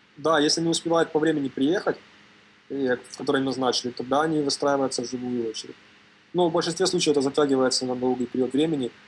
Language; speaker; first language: Russian; native; Russian